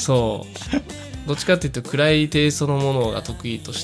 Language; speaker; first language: Japanese; native; Japanese